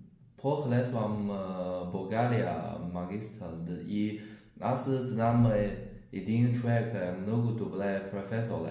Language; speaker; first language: Bulgarian; non-native, learner; Chinese